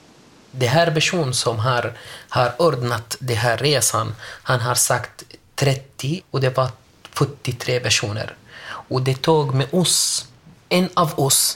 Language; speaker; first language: Swedish; non-native, learner; Arabic